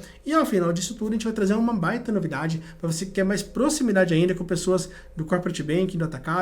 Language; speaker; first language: Portuguese; native; Portuguese